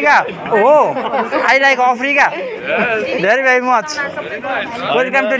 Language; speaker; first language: English; non-native, learner; Nepali